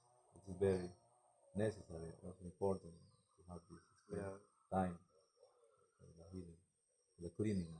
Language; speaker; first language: English; non-native, learner; Spanish